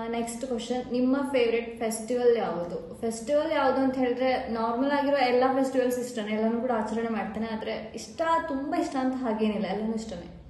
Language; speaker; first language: Kannada; non-native, local second language; Malayalam